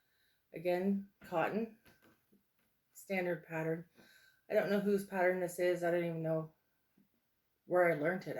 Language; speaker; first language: English; native; English